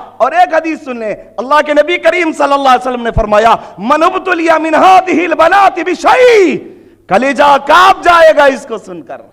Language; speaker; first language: Urdu; native; Urdu